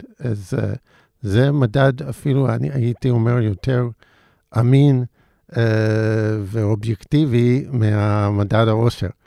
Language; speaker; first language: Hebrew; non-native, fluent; English